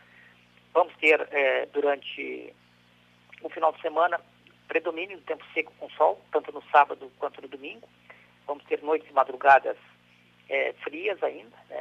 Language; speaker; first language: Portuguese; native; Portuguese